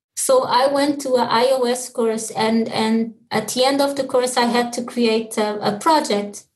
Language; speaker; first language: English; early bilingual, other home language; Portuguese